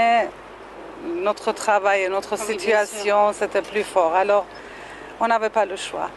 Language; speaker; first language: French; non-native, learner; Persian